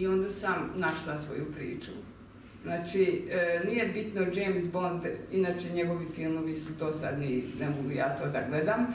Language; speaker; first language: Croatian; non-native, local second language; Hungarian